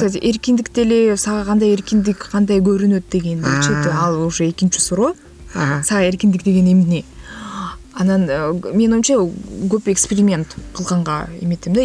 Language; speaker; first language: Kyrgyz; non-native, local second language; Russian